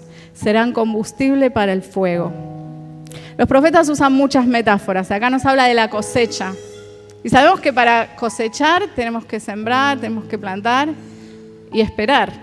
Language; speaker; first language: Spanish; native; Spanish